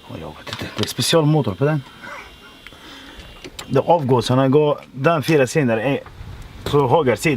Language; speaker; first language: Swedish; non-native, learner; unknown